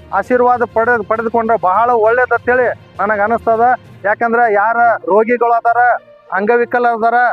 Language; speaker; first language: Kannada; native; Kannada